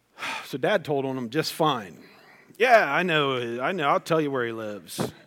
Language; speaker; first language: English; native; English